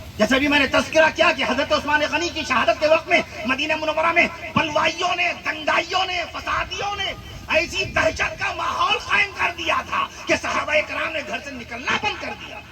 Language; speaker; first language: Urdu; native; Urdu